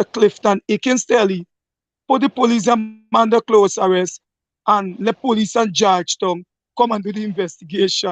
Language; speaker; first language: English; native; English